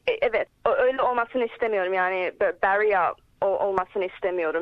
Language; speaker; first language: Turkish; early bilingual, heritage; English